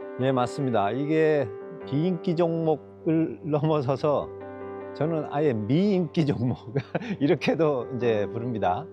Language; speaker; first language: Korean; native; Korean